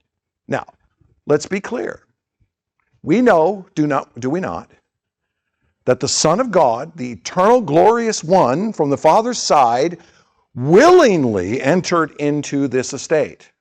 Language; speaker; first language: English; native; English